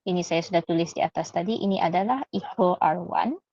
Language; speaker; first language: Malay; native; Malay